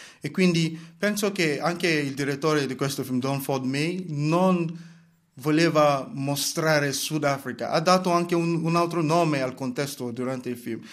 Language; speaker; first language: Italian; non-native, fluent; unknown